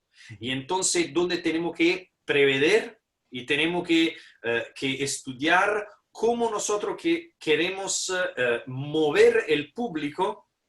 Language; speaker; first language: Spanish; non-native, fluent; Italian